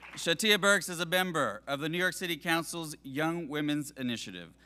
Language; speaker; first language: English; native; English